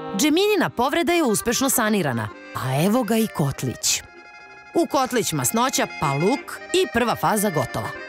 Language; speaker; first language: Serbian; native; Serbian